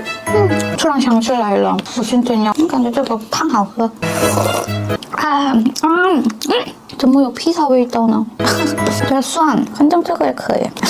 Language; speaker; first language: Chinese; non-native, learner; Korean